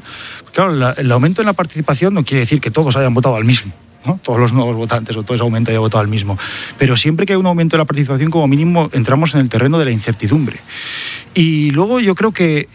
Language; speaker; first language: Spanish; native; Spanish